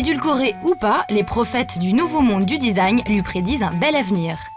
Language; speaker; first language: French; native; French